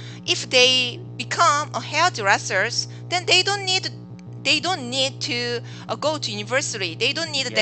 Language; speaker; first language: English; non-native, learner; Korean